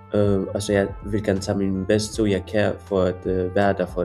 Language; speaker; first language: Danish; non-native, fluent; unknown